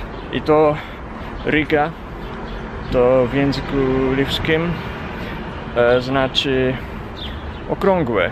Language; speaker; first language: Polish; non-native, fluent; Japanese